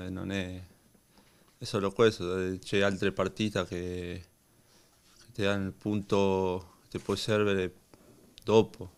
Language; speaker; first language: Italian; non-native, learner; Spanish